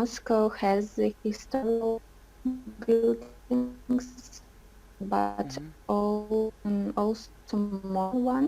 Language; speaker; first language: English; non-native, learner; Russian